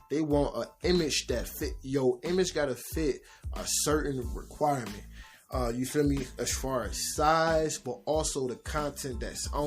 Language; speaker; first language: English; native; English